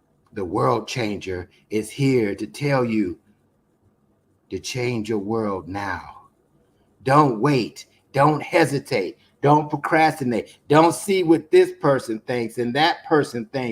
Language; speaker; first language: English; native; English